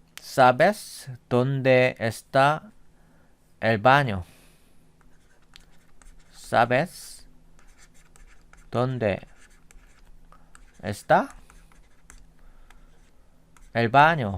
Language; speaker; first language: Spanish; non-native, learner; Korean